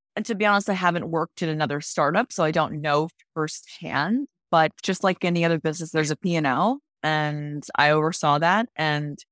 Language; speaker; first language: English; native; English